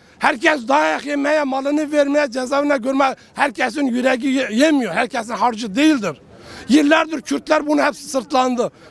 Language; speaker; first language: Turkish; non-native, local second language; Kurdish